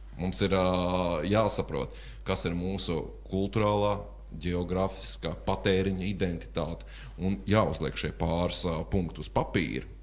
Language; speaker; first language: Latvian; native; Latvian